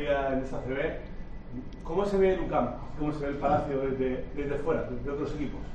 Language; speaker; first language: Spanish; native; Spanish